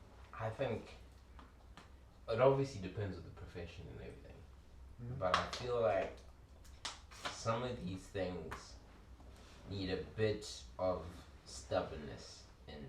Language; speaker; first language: English; early bilingual, other home language; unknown